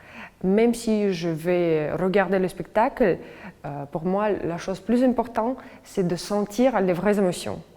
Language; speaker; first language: French; non-native, fluent; Russian